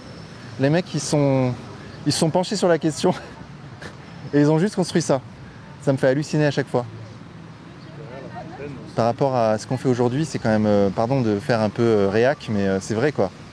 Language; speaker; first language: French; native; French